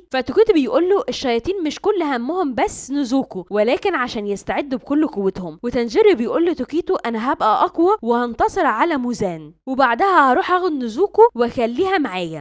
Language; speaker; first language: Arabic; native; Arabic